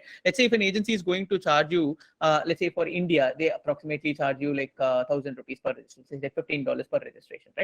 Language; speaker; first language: English; non-native, local second language; Tamil